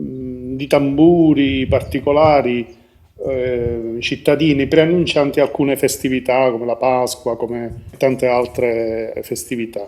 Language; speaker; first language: Italian; native; Italian